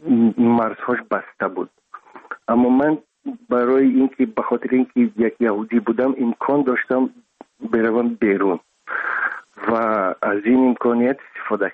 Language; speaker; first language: Persian; non-native, local second language; Russian